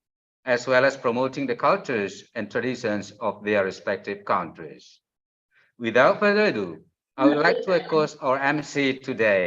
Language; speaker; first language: English; non-native, fluent; Indonesian